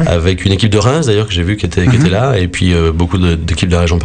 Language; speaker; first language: French; native; French